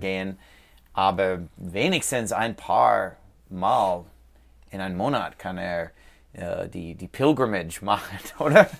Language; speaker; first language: German; non-native, learner; English